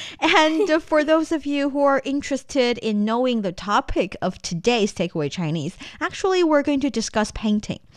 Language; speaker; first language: English; non-native, fluent; Chinese